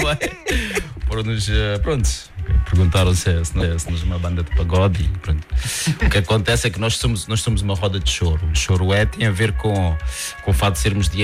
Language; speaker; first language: Portuguese; non-native, local second language; Kabuverdianu